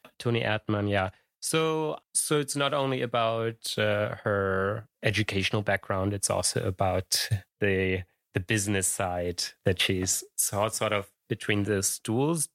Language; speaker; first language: English; non-native, fluent; German